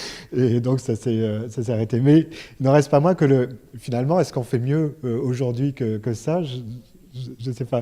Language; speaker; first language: French; native; French